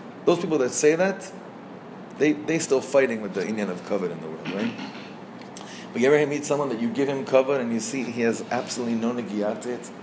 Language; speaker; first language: English; native; English